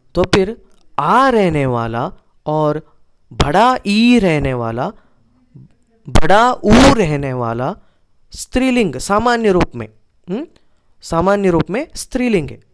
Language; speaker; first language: Hindi; non-native, local second language; Kannada